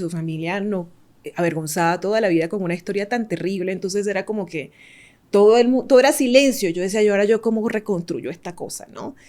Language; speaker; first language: Spanish; native; Spanish